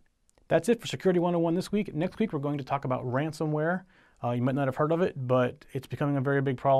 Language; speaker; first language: English; native; English